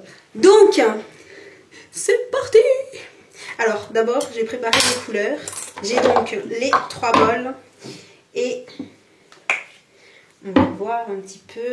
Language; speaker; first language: French; native; French